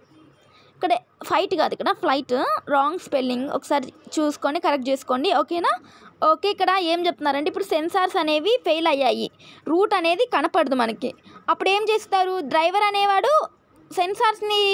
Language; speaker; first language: Telugu; native; Telugu